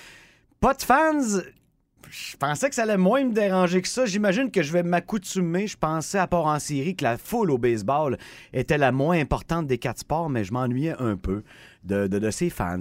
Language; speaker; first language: French; native; French